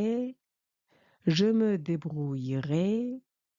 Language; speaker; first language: French; non-native, fluent; Mongolian